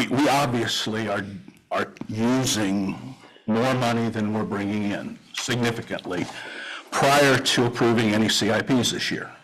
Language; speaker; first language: English; native; English